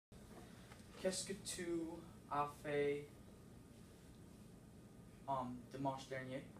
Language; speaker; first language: French; non-native, learner; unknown